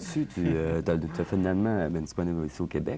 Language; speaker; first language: French; native; French